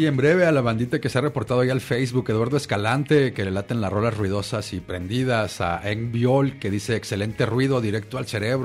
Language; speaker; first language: Spanish; native; Spanish